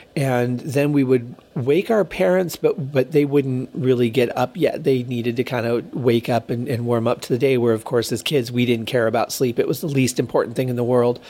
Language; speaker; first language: English; native; English